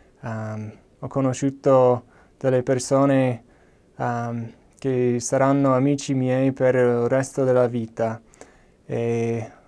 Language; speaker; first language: Italian; non-native, fluent; English